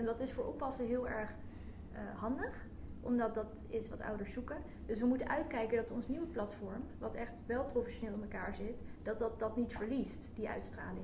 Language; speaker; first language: Dutch; native; Dutch